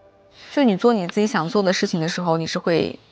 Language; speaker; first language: Chinese; native; Chinese